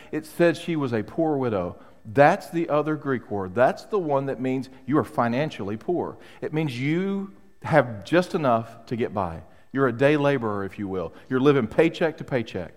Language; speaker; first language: English; native; English